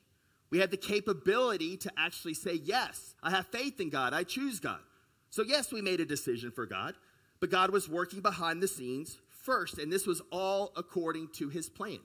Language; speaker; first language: English; native; English